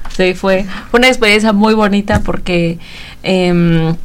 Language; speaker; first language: Spanish; native; Spanish